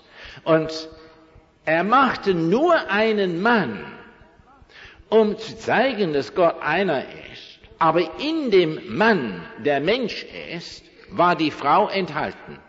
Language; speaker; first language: German; non-native, fluent; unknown